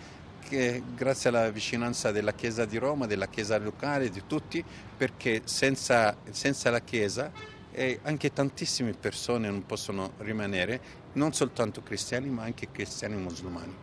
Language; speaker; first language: Italian; non-native, fluent; Arabic